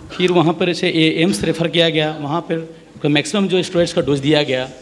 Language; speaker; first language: Hindi; native; Hindi